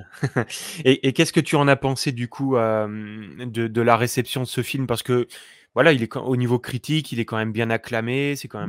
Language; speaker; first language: French; native; French